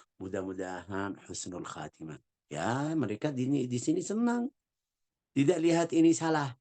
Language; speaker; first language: Indonesian; non-native, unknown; Arabic